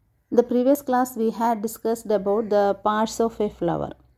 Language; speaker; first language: English; non-native, local second language; Malayalam